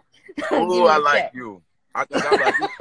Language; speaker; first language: English; native; English